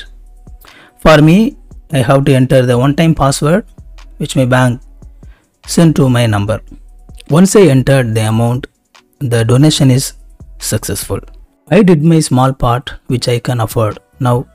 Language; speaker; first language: English; non-native, local second language; Tamil